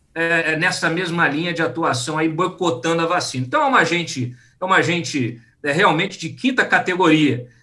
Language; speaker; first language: Portuguese; native; Portuguese